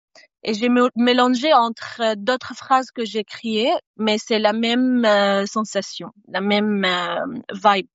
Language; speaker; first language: French; non-native, fluent; Arabic